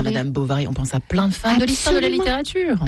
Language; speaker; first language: French; native; French